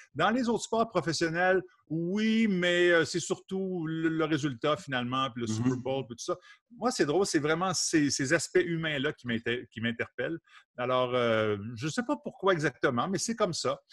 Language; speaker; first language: French; native; French